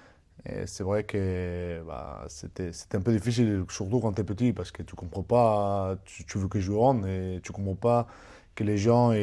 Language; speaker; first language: French; non-native, fluent; Spanish